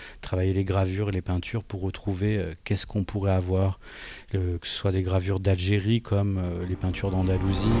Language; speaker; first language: French; native; French